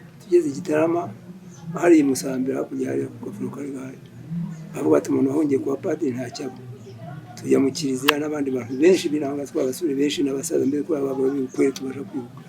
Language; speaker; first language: Kinyarwanda; native; Kinyarwanda